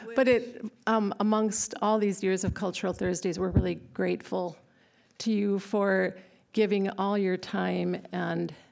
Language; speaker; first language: English; native; English